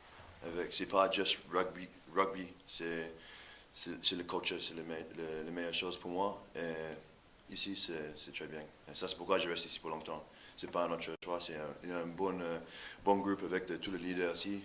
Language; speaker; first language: French; non-native, learner; English